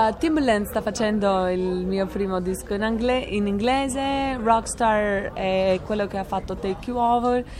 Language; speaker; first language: Italian; non-native, learner; Albanian